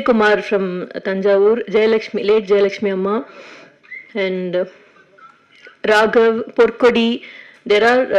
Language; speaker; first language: Tamil; native; Tamil